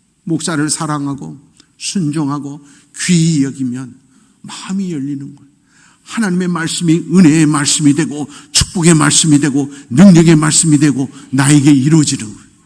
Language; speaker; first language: Korean; native; Korean